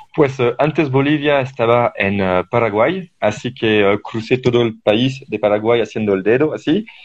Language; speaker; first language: Spanish; non-native, fluent; French